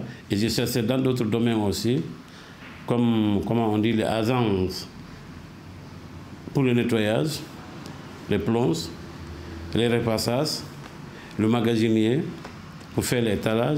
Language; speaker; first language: French; non-native, learner; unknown